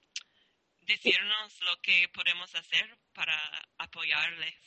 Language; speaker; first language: Spanish; non-native, learner; English